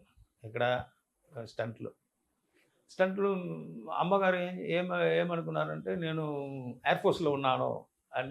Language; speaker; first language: Telugu; non-native, learner; Tamil